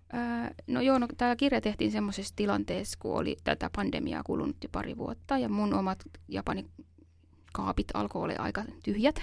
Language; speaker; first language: Finnish; native; Finnish